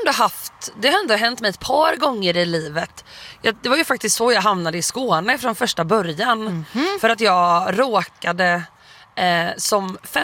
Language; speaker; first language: Swedish; native; Swedish